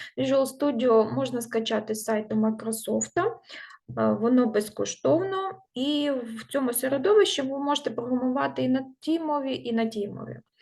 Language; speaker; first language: Ukrainian; non-native, local second language; Russian